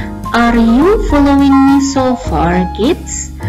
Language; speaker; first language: English; non-native, fluent; Indonesian